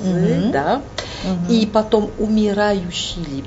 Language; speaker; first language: Russian; non-native, fluent; French